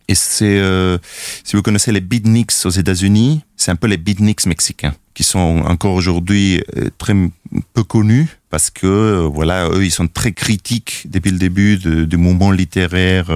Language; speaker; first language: French; non-native, fluent; Spanish